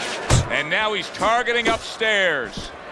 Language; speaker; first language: English; native; English